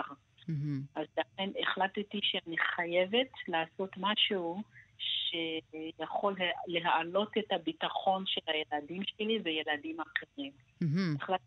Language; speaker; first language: Hebrew; non-native, fluent; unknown